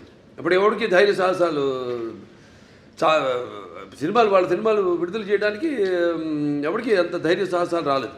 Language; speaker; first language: Telugu; native; Telugu